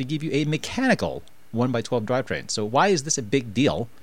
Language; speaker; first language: English; native; English